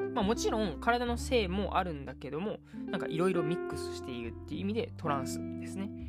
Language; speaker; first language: Japanese; native; Japanese